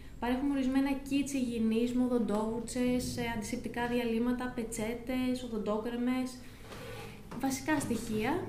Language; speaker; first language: Greek; native; Greek